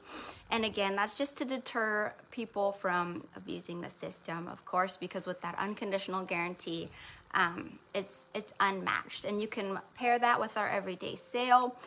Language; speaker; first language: English; native; English